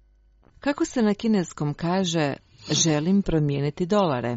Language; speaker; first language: Croatian; native; Croatian